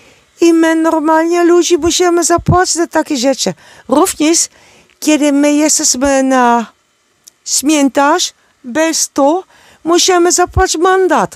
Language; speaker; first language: Polish; non-native, learner; Dutch